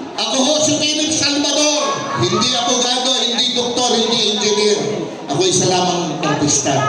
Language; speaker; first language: Filipino; native; Filipino